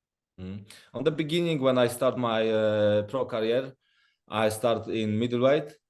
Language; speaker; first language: English; non-native, learner; Polish